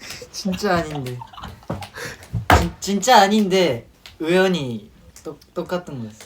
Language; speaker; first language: Korean; non-native, fluent; Japanese